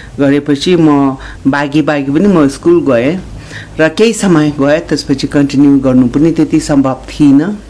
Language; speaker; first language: Nepali; non-native, local second language; Sherpa